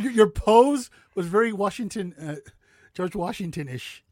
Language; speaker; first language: English; native; English